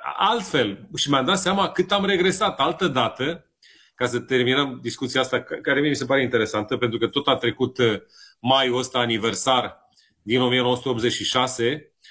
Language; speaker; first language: Romanian; native; Romanian